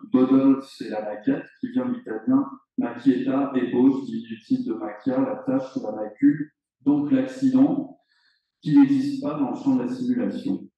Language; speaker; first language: French; native; French